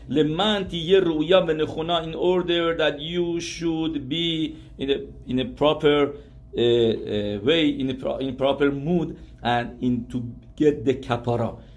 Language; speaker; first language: English; non-native, fluent; Persian